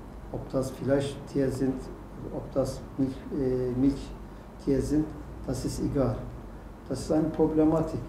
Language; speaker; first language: German; non-native, learner; Turkish